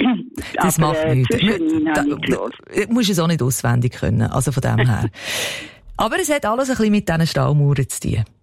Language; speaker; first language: German; native; German